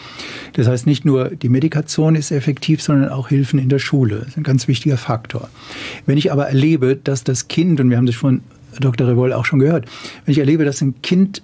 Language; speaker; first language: German; native; German